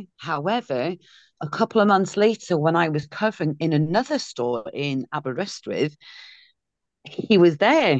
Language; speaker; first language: English; native; English